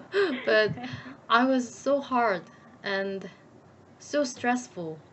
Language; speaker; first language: English; non-native, learner; Korean